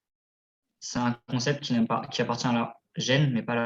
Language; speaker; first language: French; native; French